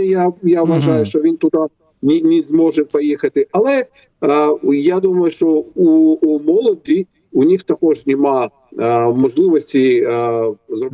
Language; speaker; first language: Ukrainian; non-native, fluent; Georgian